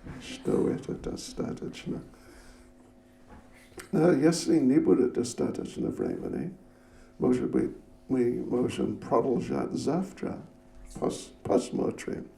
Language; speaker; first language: Russian; non-native, learner; English